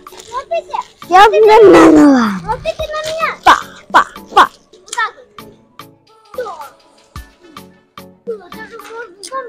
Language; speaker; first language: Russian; non-native, local second language; Kazakh